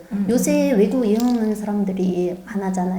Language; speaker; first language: Korean; non-native, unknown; Chinese